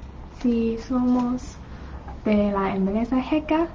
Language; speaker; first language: Spanish; non-native, learner; Chinese